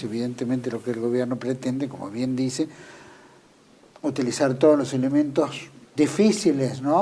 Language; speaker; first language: Spanish; native; Spanish